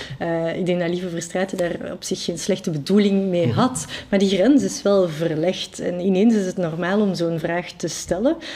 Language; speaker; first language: Dutch; non-native, local second language; French